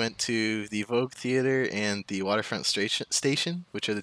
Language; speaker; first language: English; native; English